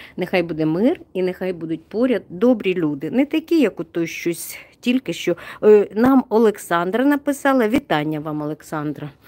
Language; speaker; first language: Ukrainian; non-native, local second language; Russian